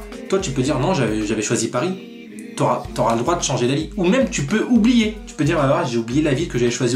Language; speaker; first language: French; native; French